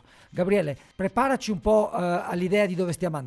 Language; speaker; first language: Italian; native; Italian